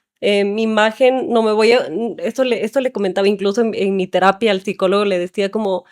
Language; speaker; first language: Spanish; native; Spanish